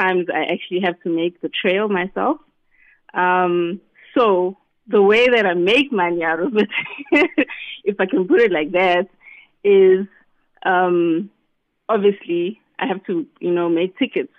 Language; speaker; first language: English; non-native, local second language; Southern Sotho